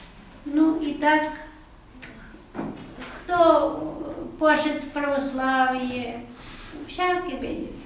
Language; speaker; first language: Polish; non-native, local second language; Ukrainian